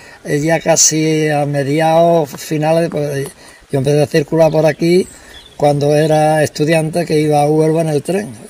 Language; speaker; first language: Spanish; native; Spanish